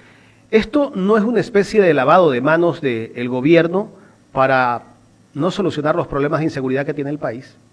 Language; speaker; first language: Spanish; native; Spanish